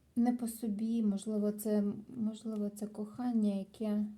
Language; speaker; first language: Ukrainian; native; Ukrainian